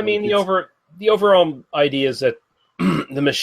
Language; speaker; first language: English; native; English